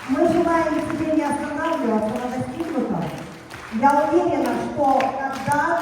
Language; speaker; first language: Russian; native; Russian